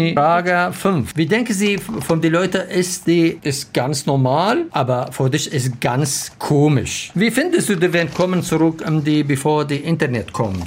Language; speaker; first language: German; non-native, learner; Arabic